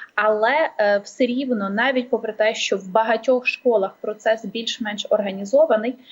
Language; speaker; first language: Ukrainian; native; Ukrainian